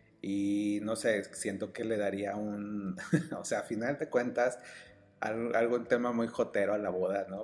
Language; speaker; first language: Spanish; native; Spanish